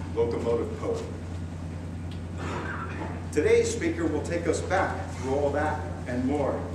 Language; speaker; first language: English; native; English